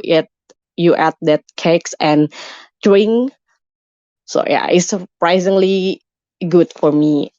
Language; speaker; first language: English; non-native, learner; Indonesian